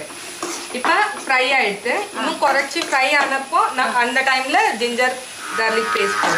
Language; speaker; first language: Malayalam; non-native, learner; Tamil